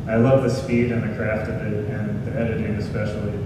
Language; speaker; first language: English; native; English